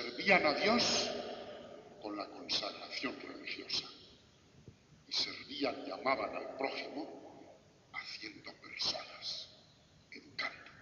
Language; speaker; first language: Spanish; native; Spanish